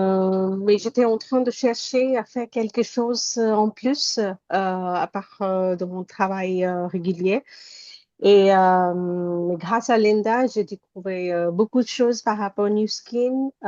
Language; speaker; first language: French; non-native, learner; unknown